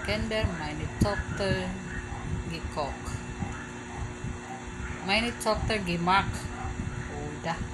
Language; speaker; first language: German; non-native, learner; English